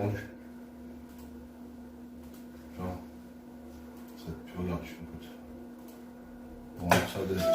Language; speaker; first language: French; native; French